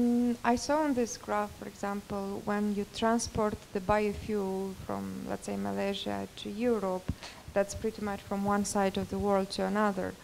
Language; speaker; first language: English; non-native, fluent; Romanian